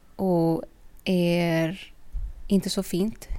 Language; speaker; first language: Swedish; non-native, fluent; Spanish